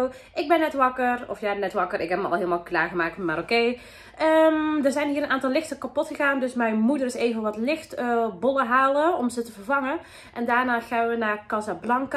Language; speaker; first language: Dutch; early bilingual, other home language; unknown